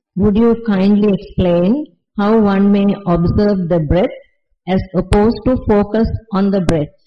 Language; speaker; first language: English; non-native, local second language; Sinhala